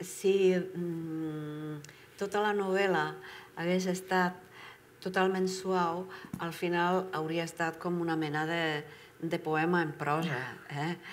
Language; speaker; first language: Catalan; non-native, fluent; Czech